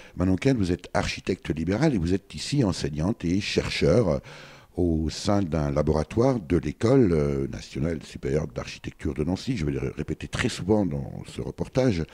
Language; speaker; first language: French; native; French